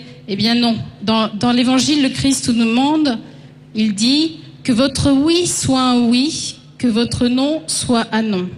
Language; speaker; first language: French; native; French